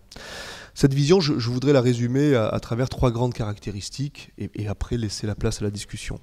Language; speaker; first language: French; native; French